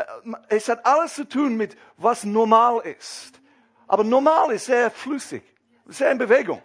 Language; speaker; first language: German; non-native, fluent; English